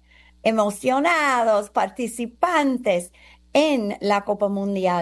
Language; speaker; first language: Spanish; non-native, fluent; English